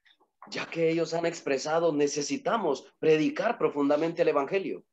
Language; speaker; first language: Spanish; native; Spanish